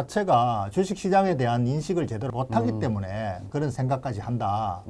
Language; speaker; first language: Korean; native; Korean